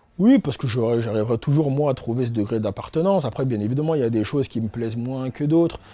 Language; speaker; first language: French; native; French